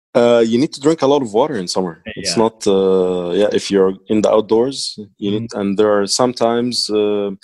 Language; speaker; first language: English; non-native, fluent; Arabic